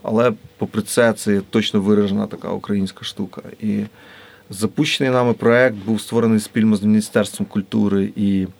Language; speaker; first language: Ukrainian; native; Ukrainian